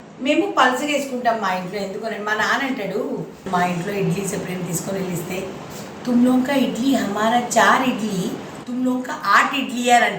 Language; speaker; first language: Telugu; native; Telugu